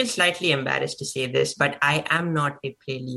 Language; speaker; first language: English; non-native, local second language; Hindi